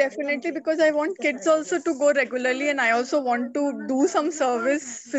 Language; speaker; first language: English; non-native, local second language; Hindi